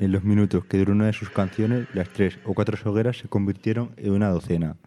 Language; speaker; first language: Spanish; native; Spanish